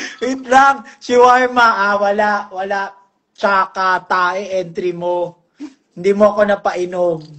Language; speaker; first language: Filipino; non-native, local second language; Cebuano